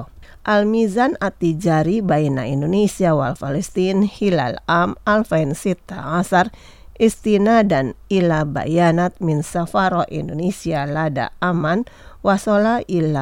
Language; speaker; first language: Arabic; non-native, fluent; Indonesian